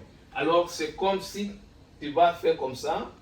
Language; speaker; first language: French; non-native, learner; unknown